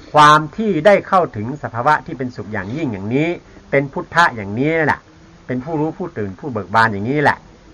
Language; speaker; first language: Thai; native; Thai